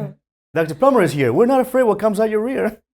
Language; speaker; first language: English; native; English